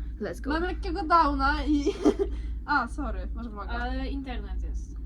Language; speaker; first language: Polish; non-native, fluent; Ukrainian